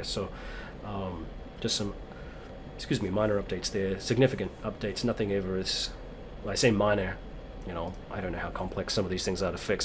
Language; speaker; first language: English; native; English